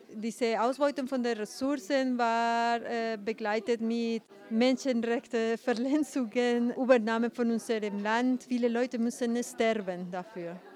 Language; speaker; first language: German; non-native, fluent; Spanish